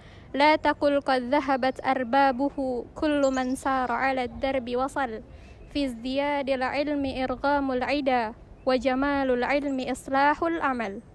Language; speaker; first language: Arabic; non-native, fluent; Indonesian